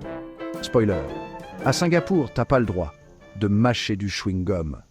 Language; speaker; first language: French; native; French